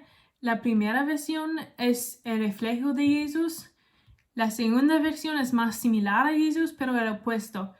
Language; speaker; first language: Spanish; non-native, learner; English